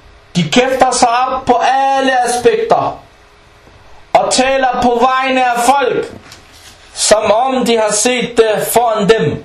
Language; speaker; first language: Danish; non-native, fluent; Arabic